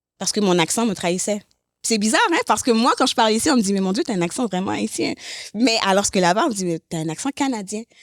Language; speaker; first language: French; native; French